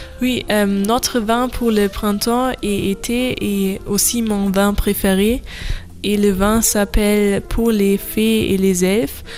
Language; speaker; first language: French; non-native, learner; German